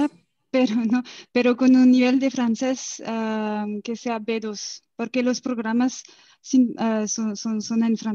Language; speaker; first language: Spanish; non-native, fluent; French